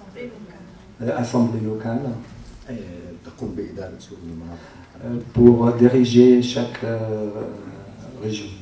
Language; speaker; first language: French; non-native, fluent; Arabic